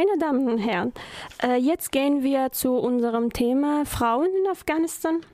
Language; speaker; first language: German; non-native, learner; Persian